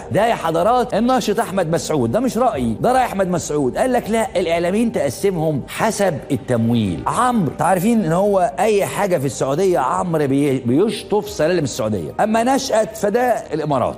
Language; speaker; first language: Arabic; native; Arabic